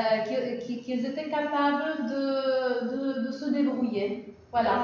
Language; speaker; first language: French; non-native, fluent; Czech